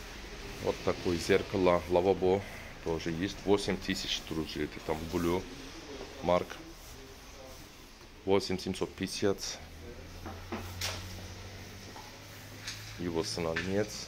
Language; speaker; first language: Russian; non-native, learner; Turkish